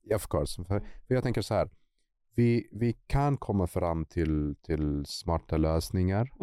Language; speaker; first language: Swedish; non-native, fluent; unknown